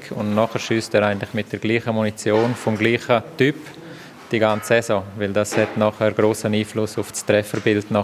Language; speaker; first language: German; native; German